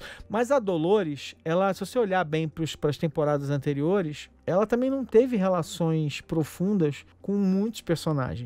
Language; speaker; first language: Portuguese; native; Portuguese